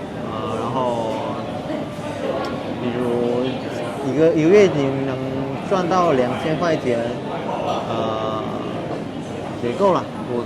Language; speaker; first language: Chinese; non-native, fluent; Vietnamese